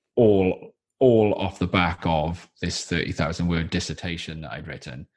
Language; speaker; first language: English; native; English